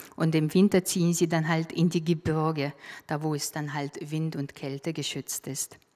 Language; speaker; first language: German; non-native, fluent; Mongolian